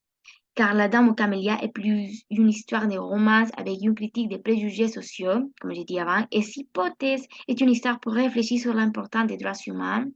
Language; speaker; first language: French; non-native, learner; Spanish